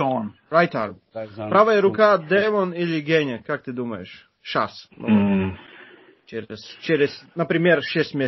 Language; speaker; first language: Russian; non-native, fluent; Latvian